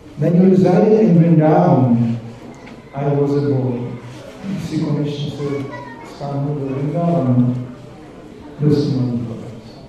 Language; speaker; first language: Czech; native; Czech